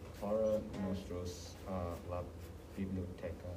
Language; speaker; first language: Spanish; non-native, learner; English